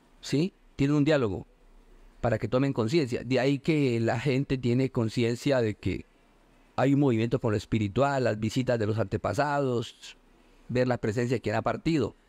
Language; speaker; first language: Spanish; native; Spanish